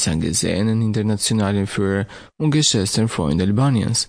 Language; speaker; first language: German; non-native, fluent; Albanian